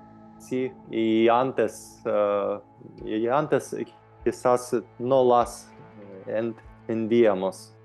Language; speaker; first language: Spanish; non-native, fluent; Ukrainian